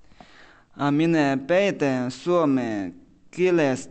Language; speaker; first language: Finnish; non-native, learner; Chinese